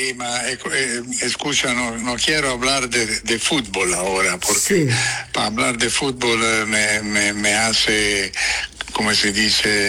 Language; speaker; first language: Spanish; non-native, fluent; Italian